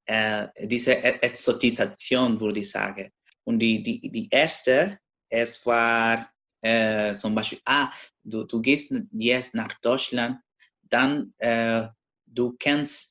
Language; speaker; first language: German; non-native, learner; Spanish